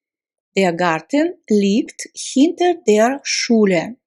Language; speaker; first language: German; non-native, fluent; Russian